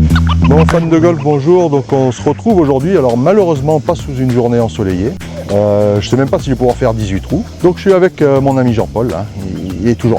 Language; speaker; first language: French; native; French